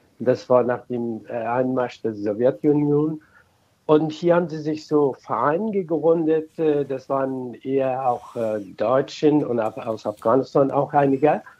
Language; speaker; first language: German; non-native, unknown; Persian